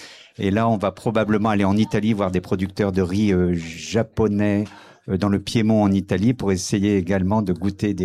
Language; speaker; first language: French; native; French